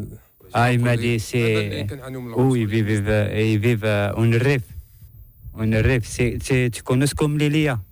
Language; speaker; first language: Spanish; non-native, learner; Arabic